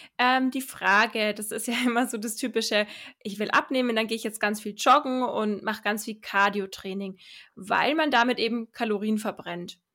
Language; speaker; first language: German; native; German